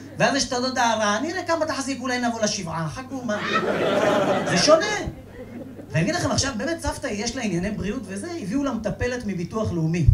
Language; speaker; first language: Hebrew; native; Hebrew